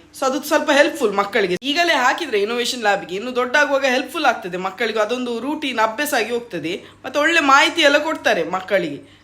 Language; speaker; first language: Kannada; native; Kannada